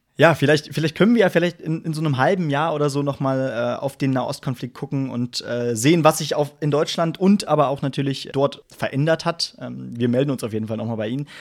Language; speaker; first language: German; native; German